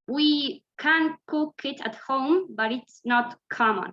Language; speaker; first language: English; non-native, fluent; Spanish